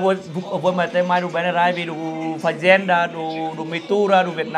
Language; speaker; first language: Portuguese; non-native, local second language; Vietnamese